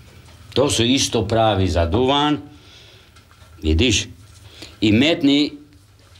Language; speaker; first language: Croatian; non-native, local second language; Hungarian